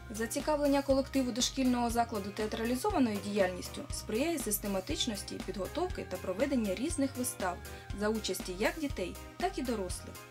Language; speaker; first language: Ukrainian; native; Ukrainian